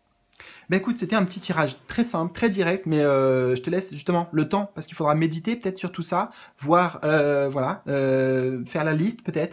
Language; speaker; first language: French; native; French